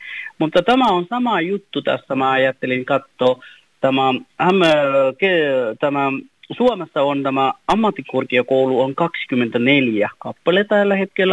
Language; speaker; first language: Finnish; non-native, fluent; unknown